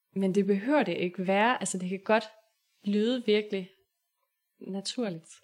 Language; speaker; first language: Danish; native; Danish